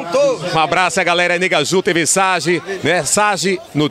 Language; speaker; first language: Portuguese; native; Portuguese